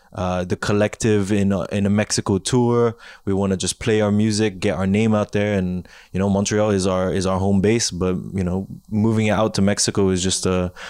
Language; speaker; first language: English; native; English